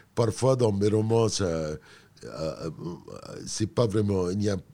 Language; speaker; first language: French; non-native, fluent; Arabic